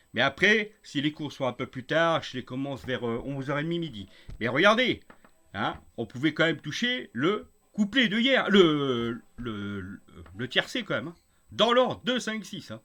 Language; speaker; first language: French; native; French